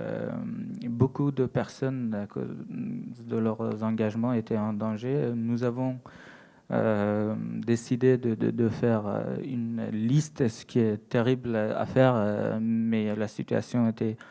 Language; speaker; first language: French; non-native, fluent; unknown